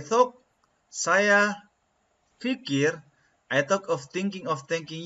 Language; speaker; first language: English; non-native, learner; Indonesian